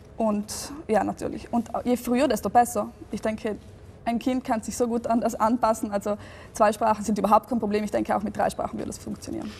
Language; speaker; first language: German; native; German